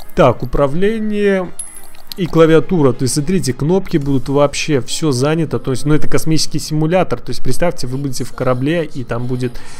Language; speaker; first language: Russian; native; Russian